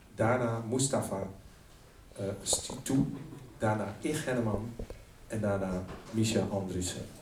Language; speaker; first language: Dutch; non-native, local second language; Western Frisian